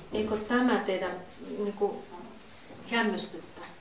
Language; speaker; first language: Finnish; non-native, fluent; Russian